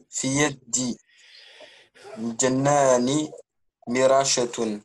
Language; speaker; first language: Arabic; non-native, learner; French